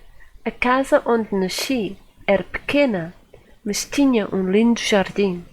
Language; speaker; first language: Portuguese; non-native, fluent; English